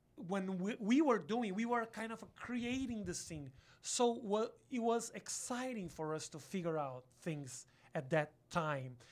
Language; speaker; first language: English; non-native, fluent; Portuguese